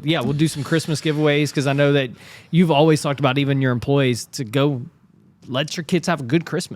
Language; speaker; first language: English; native; English